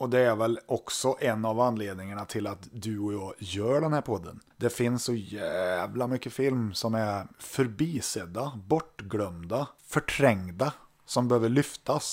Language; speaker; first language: Swedish; native; Swedish